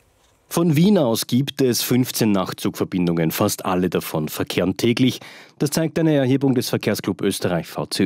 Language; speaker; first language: German; native; German